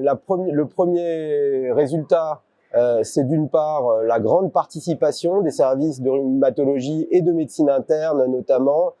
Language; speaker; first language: French; native; French